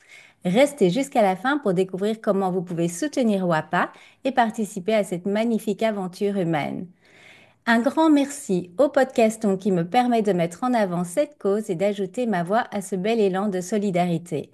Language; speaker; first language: French; native; French